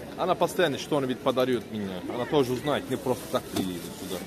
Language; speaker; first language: Russian; non-native, learner; Turkish